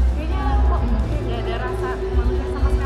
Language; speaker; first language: Indonesian; native; Indonesian